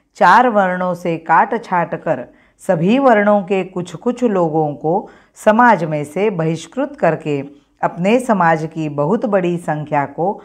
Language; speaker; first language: Hindi; non-native, local second language; Marathi